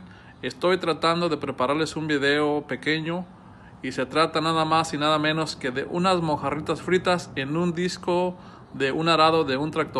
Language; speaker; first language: Spanish; native; Spanish